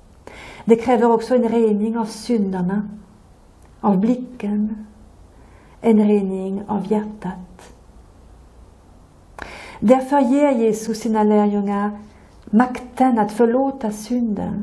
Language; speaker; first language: Swedish; non-native, fluent; French